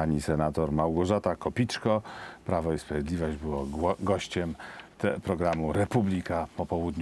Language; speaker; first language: Polish; native; Polish